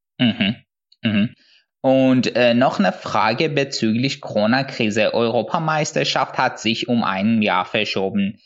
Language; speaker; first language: German; non-native, fluent; Persian